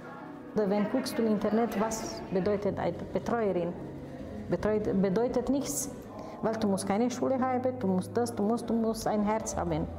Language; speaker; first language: German; non-native, fluent; Romanian